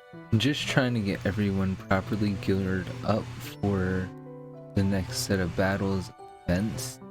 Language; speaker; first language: English; native; English